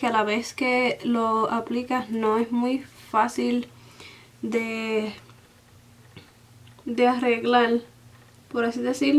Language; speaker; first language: Spanish; early bilingual, heritage; Spanish